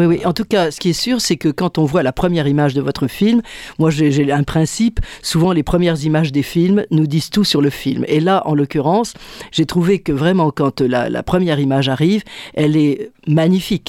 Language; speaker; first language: French; native; French